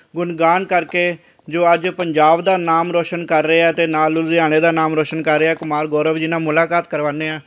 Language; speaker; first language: Hindi; non-native, local second language; Punjabi